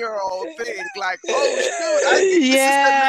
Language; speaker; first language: English; non-native, fluent; Spanish